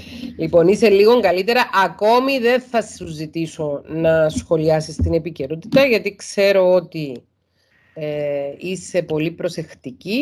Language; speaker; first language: Greek; native; Greek